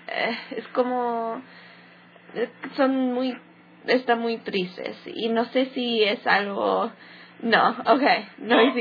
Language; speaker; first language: Spanish; early bilingual, heritage; English